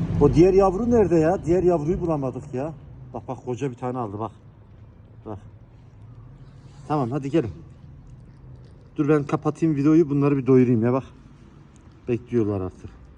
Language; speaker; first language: Turkish; native; Turkish